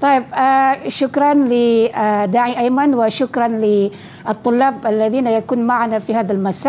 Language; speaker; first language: Arabic; non-native, fluent; Malay